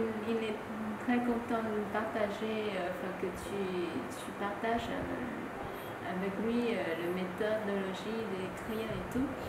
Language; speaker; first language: French; non-native, fluent; Vietnamese